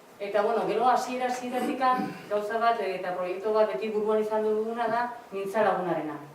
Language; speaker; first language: Basque; native; Basque